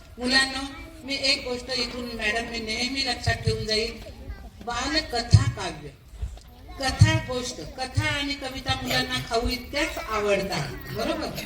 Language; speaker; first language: Marathi; non-native, local second language; Marwari